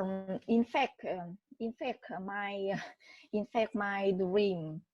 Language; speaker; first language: English; non-native, learner; Vietnamese